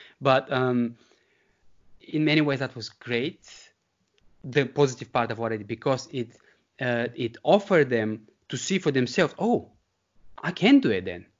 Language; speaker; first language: English; non-native, fluent; Bulgarian